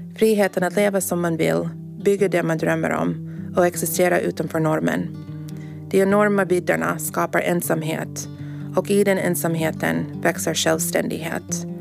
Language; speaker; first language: Swedish; non-native, fluent; English